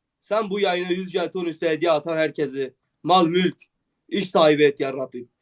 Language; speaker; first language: Turkish; native; Turkish